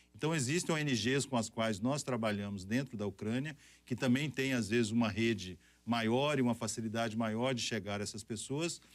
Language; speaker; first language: Portuguese; native; Portuguese